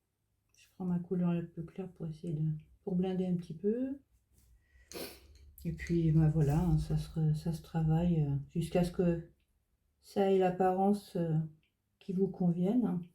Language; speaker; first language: French; native; French